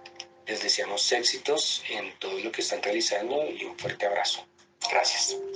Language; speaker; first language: Spanish; native; Spanish